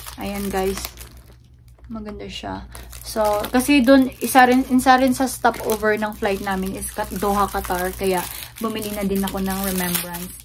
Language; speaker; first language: Filipino; non-native, local second language; Hiligaynon